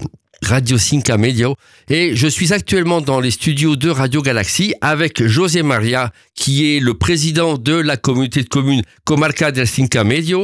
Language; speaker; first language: French; native; French